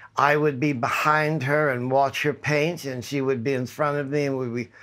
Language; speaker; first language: English; native; English